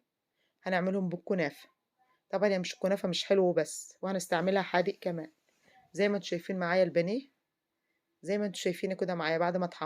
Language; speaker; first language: Arabic; native; Arabic